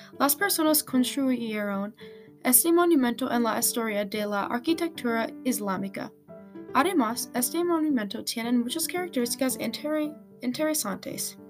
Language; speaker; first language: Spanish; non-native, learner; English